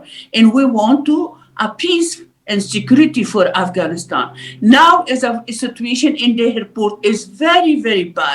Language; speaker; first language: English; non-native, learner; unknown